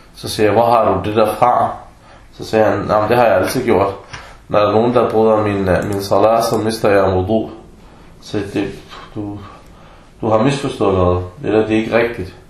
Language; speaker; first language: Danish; non-native, fluent; Arabic